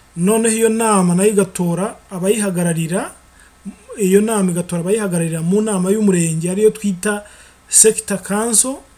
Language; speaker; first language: Kinyarwanda; early bilingual, heritage; Kinyarwanda